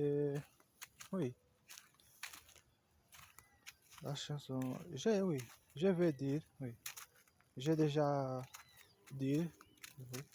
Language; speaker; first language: French; non-native, learner; Portuguese